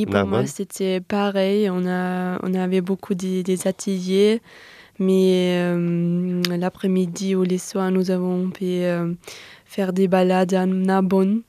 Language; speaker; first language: French; non-native, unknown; German